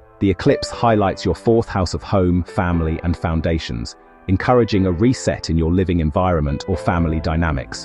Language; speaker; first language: English; native; English